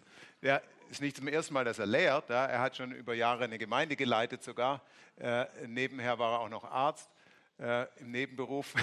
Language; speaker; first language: German; native; German